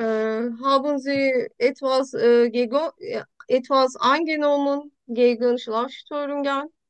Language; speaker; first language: German; non-native, learner; Turkish